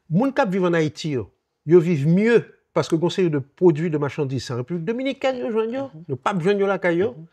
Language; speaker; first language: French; non-native, local second language; Haitian Creole